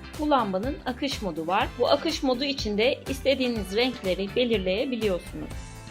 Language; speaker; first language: Turkish; native; Turkish